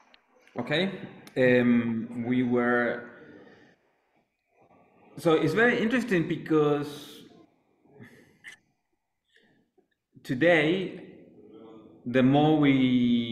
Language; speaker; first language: English; non-native, fluent; Spanish